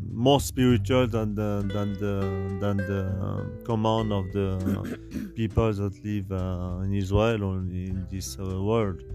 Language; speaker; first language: English; non-native, learner; French